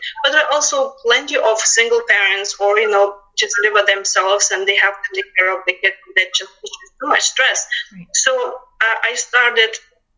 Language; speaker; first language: English; non-native, fluent; Lithuanian